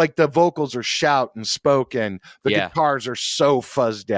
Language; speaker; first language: English; native; English